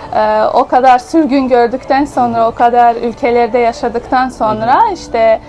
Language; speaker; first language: Turkish; early bilingual, heritage; Russian